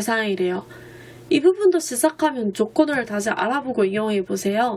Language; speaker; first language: Korean; non-native, fluent; Japanese